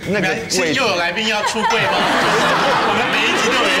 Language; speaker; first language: Chinese; native; Chinese